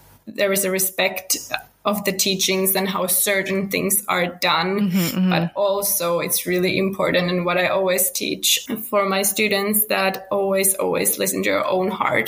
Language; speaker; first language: English; non-native, fluent; Finnish